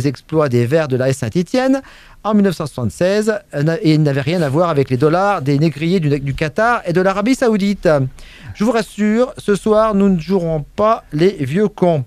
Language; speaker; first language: French; native; French